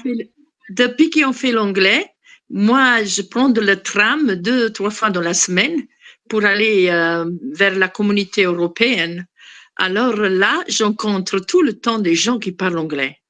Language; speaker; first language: French; non-native, fluent; Italian